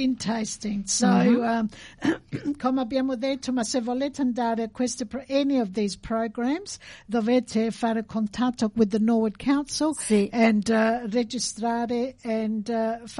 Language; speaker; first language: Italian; early bilingual, heritage; English